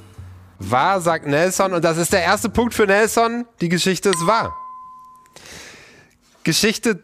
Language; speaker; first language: German; native; German